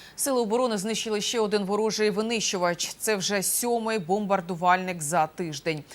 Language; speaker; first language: Ukrainian; native; Ukrainian